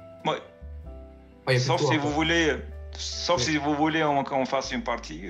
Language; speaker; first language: French; native; French